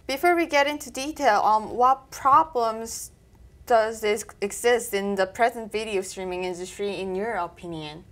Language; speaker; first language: English; non-native, fluent; Korean